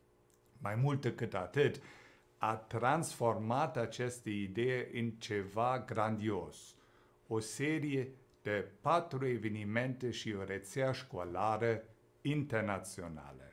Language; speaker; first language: Romanian; non-native, fluent; German